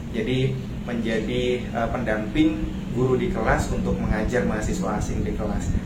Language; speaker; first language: Indonesian; native; Indonesian